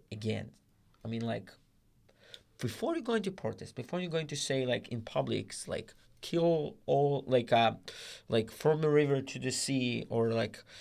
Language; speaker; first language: English; non-native, learner; Hebrew